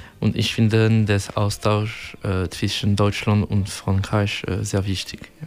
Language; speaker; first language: German; non-native, fluent; French